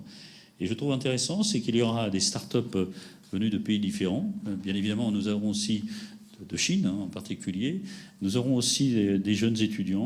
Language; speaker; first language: French; native; French